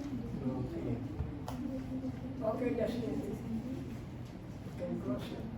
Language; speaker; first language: English; non-native, fluent; Indonesian